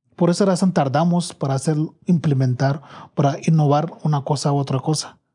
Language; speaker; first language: Spanish; non-native, learner; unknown